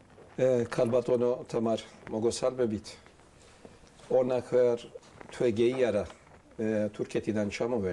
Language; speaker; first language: Georgian; early bilingual, heritage; Turkish